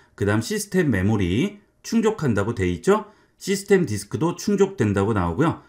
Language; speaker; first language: Korean; native; Korean